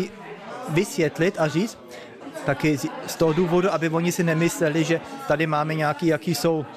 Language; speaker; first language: Czech; early bilingual, heritage; Czech